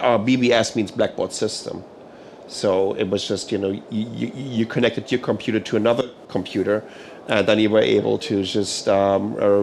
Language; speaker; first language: English; non-native, fluent; German